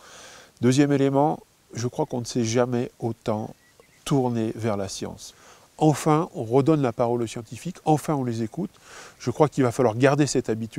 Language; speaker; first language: French; native; French